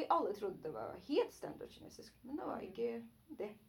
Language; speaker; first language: Norwegian; non-native, learner; Chinese